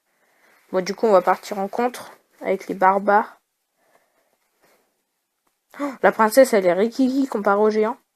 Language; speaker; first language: French; native; French